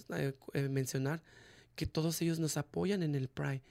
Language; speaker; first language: Spanish; native; Spanish